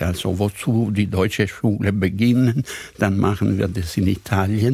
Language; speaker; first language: German; non-native, fluent; Italian